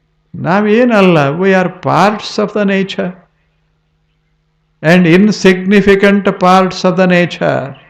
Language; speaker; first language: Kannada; native; Kannada